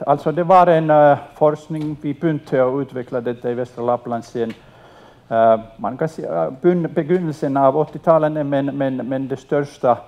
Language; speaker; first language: Swedish; non-native, local second language; Finnish